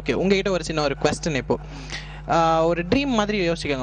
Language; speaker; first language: Tamil; native; Tamil